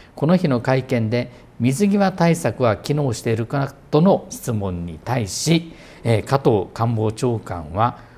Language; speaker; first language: Japanese; native; Japanese